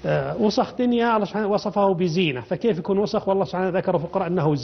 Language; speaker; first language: Arabic; native; Arabic